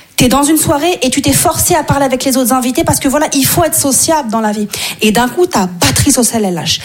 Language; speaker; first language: French; native; French